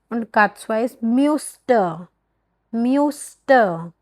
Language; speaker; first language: German; non-native, learner; Hindi